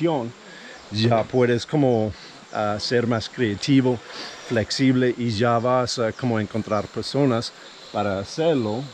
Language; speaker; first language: Spanish; non-native, fluent; English